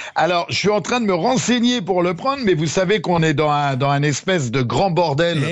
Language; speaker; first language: French; native; French